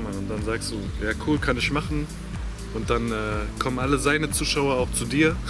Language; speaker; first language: German; native; German